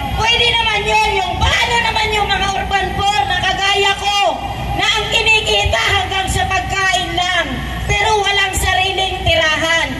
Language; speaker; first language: Filipino; non-native, local second language; Waray